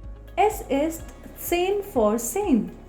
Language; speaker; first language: German; non-native, fluent; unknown